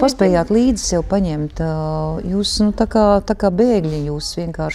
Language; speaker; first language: Latvian; native; Latvian